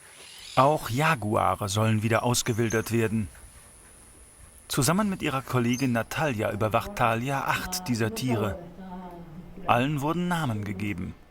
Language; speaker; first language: German; native; German